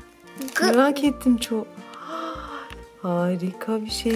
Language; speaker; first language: Turkish; native; Turkish